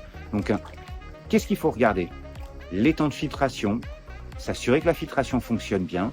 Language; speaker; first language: French; native; French